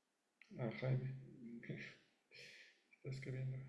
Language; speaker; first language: Spanish; non-native, fluent; English